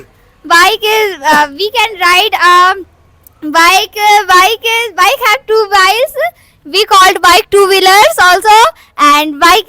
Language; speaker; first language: English; non-native, learner; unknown